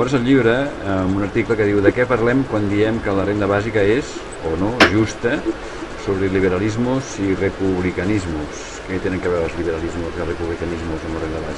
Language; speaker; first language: Catalan; native; Catalan